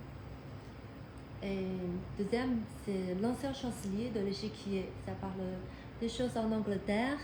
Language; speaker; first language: French; non-native, fluent; Chinese